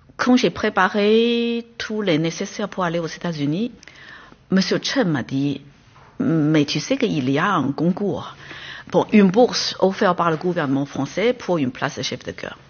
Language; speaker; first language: French; non-native, fluent; Chinese